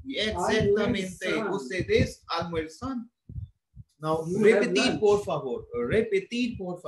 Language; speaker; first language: Spanish; non-native, fluent; Hindi